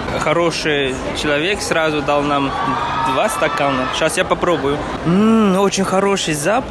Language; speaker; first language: Russian; non-native, fluent; Chinese